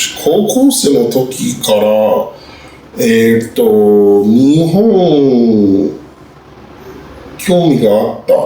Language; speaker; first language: Japanese; non-native, fluent; English